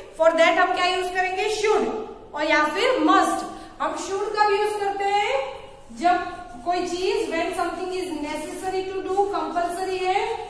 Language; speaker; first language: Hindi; non-native, local second language; Gujarati